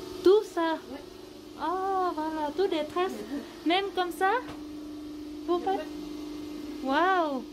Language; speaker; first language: French; non-native, fluent; Vietnamese